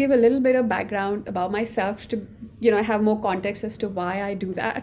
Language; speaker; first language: English; non-native, local second language; Hindi